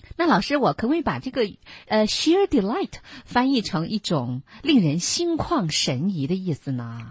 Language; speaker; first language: Chinese; native; Chinese